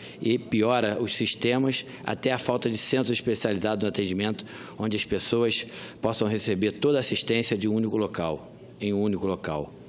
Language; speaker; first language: Portuguese; native; Portuguese